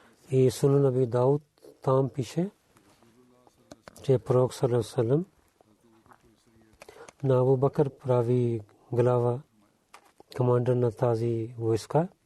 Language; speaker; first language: Bulgarian; non-native, learner; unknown